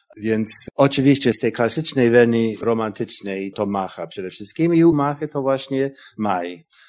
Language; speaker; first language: Polish; non-native, fluent; English